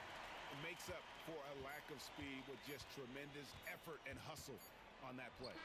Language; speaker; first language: English; native; English